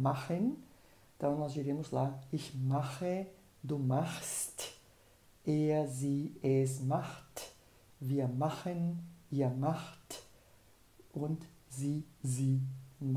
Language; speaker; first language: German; non-native, fluent; Portuguese